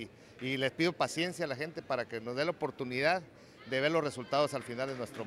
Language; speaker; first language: Spanish; native; Spanish